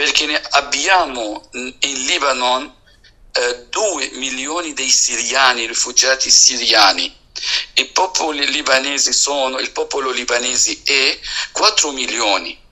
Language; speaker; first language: Italian; non-native, fluent; Arabic